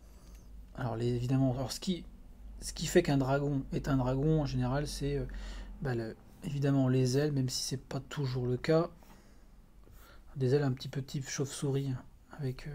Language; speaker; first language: French; native; French